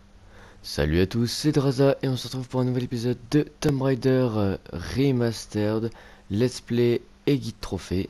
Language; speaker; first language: French; native; French